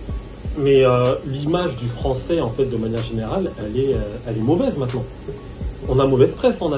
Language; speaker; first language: French; native; French